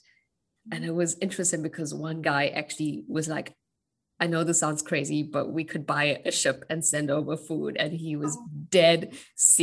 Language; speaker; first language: English; native; English